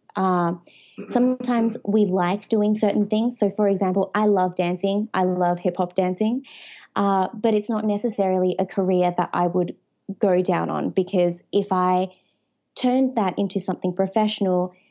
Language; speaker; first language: English; native; English